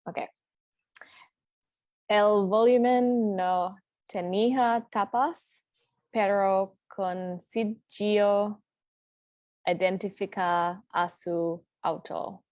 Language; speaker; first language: Spanish; non-native, learner; English